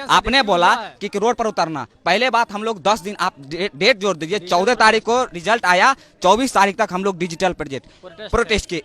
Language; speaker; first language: Hindi; native; Hindi